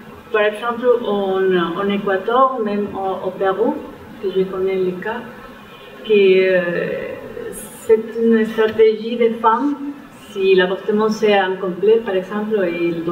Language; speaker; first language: French; non-native, fluent; Spanish